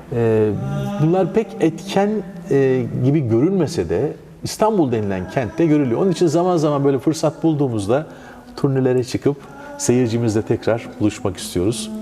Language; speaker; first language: Turkish; native; Turkish